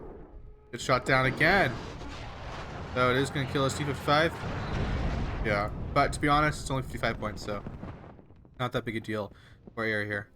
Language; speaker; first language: English; native; English